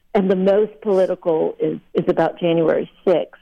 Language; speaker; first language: English; early bilingual, other home language; Lithuanian